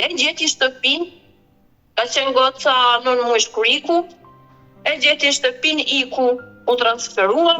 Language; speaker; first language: Albanian; early bilingual, other home language; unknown